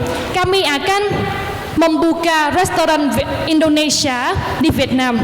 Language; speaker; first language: Indonesian; non-native, learner; Vietnamese